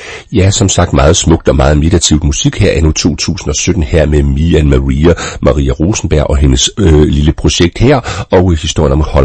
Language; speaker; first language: Danish; native; Danish